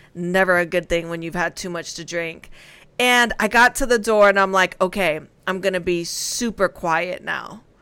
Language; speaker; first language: English; early bilingual, other home language; Spanish